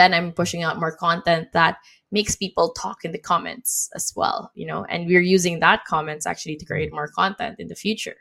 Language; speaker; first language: English; non-native, local second language; Filipino